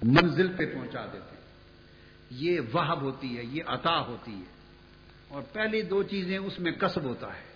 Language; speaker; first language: Urdu; non-native, local second language; Punjabi